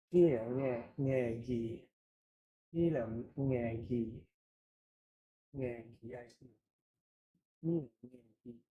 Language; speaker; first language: Vietnamese; non-native, learner; Dutch